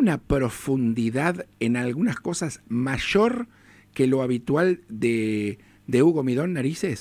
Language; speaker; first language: Spanish; native; Spanish